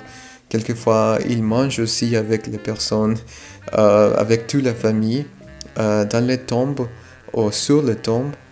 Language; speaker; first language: French; non-native, fluent; Spanish